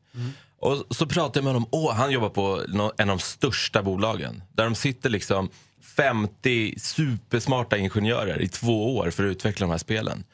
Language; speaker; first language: Swedish; non-native, fluent; Persian